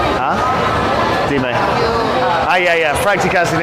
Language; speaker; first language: Spanish; non-native, learner; English